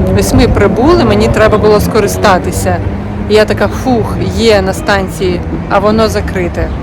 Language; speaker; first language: Ukrainian; native; Ukrainian